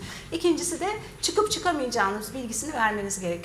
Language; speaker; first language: Turkish; native; Turkish